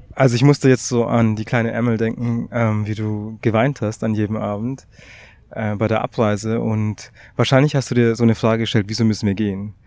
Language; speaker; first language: German; early bilingual, other home language; Tamil